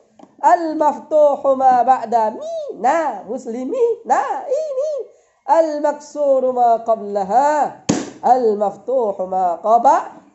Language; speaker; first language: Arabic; non-native, fluent; Indonesian